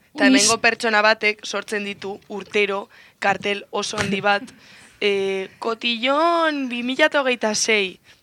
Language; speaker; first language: Basque; non-native, local second language; Spanish